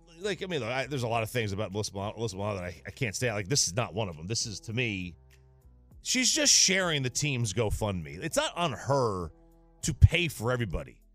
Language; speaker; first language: English; native; English